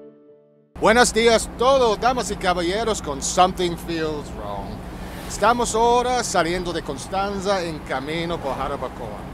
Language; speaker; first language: Spanish; non-native, learner; English